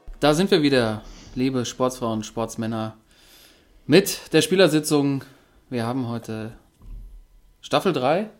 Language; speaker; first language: German; native; German